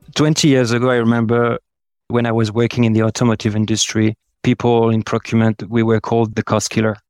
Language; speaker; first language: English; non-native, fluent; French